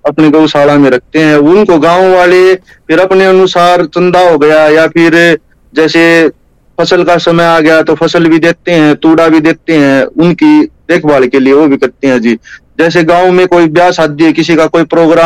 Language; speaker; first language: Hindi; native; Hindi